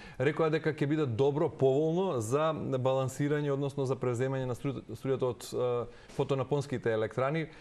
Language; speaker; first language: Macedonian; native; Macedonian